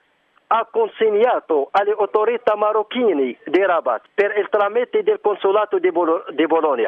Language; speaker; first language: Italian; non-native, learner; Arabic